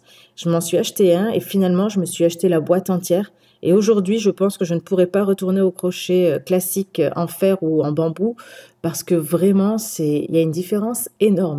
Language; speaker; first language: French; native; French